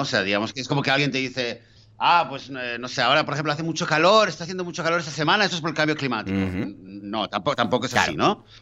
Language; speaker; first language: Spanish; native; Spanish